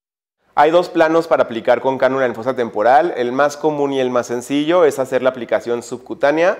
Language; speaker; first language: Spanish; native; Spanish